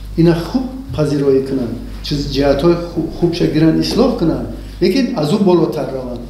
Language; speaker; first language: Tajik; native; Tajik